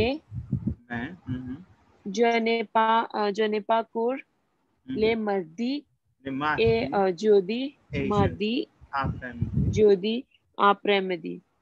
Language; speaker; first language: French; non-native, learner; Punjabi